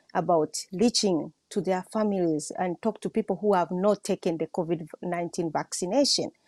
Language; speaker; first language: English; non-native, local second language; Swahili